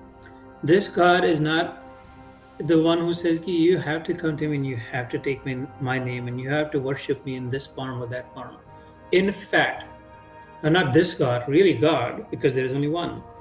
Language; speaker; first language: English; non-native, local second language; Hindi